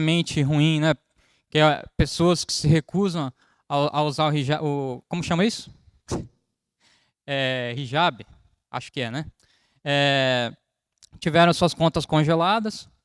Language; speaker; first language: Portuguese; native; Portuguese